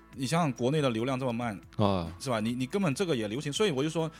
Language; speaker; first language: Chinese; non-native, local second language; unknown